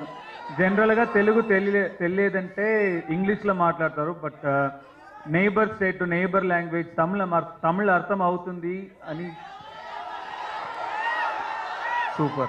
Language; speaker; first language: Telugu; non-native, learner; Tamil